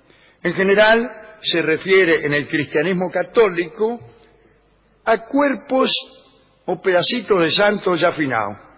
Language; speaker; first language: Spanish; native; Spanish